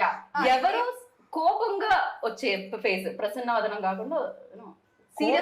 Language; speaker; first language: Telugu; native; Telugu